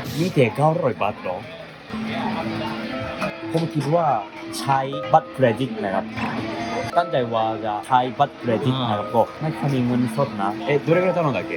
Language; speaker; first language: Thai; non-native, learner; Japanese